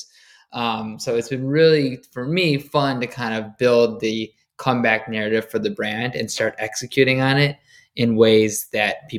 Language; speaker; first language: English; native; English